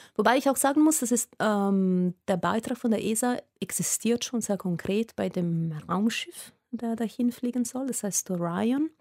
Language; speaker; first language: German; non-native, fluent; Italian